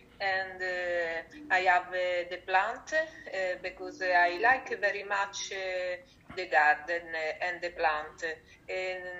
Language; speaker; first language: English; non-native, learner; Italian